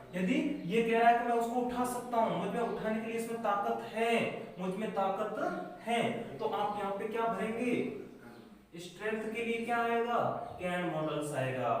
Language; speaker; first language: Hindi; native; Hindi